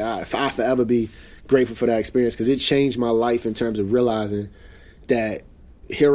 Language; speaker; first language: English; native; English